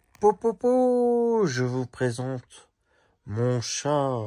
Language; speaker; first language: French; native; French